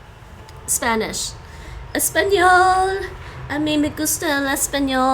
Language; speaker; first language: Spanish; non-native, learner; English